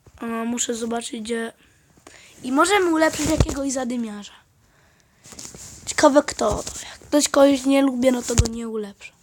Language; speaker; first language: Polish; native; Polish